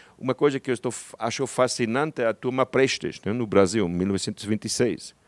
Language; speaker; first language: Portuguese; non-native, fluent; German